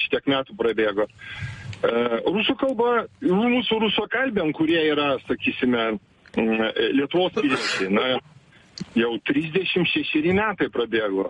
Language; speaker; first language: Lithuanian; native; Lithuanian